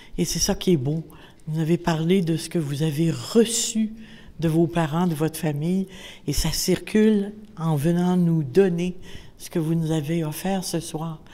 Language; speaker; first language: French; native; French